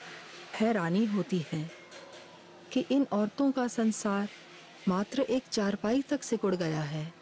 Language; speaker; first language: Hindi; native; Hindi